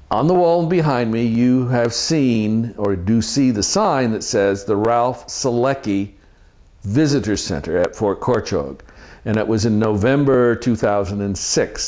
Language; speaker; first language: English; native; English